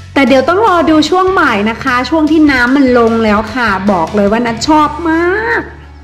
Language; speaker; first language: Thai; native; Thai